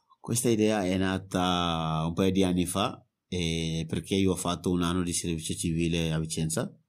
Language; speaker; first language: Italian; non-native, fluent; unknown